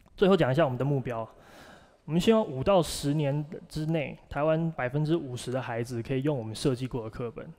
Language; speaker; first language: Chinese; native; Chinese